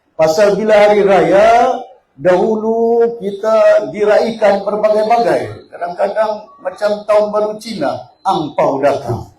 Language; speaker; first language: Malay; native; Malay